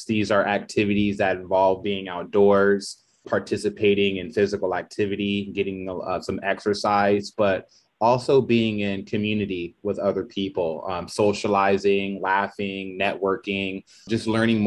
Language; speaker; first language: English; native; English